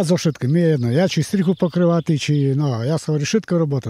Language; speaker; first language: Slovak; non-native, local second language; Rusyn